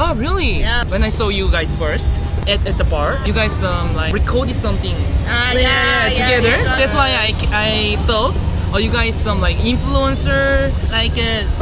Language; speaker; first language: English; non-native, learner; Korean